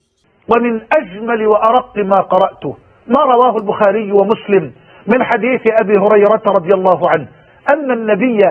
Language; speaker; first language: Arabic; native; Arabic